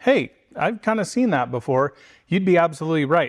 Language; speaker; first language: English; native; English